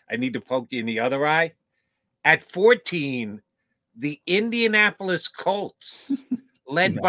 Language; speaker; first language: English; native; English